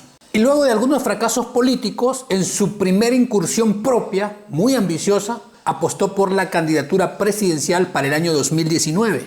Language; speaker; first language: Spanish; native; Spanish